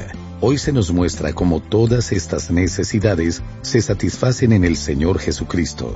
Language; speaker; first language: Spanish; native; Spanish